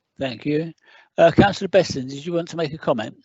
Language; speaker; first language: English; native; English